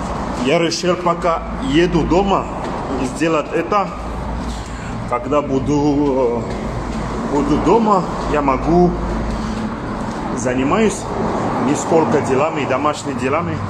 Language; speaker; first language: Russian; non-native, learner; French